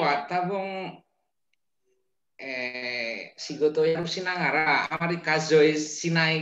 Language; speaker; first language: Japanese; non-native, learner; Indonesian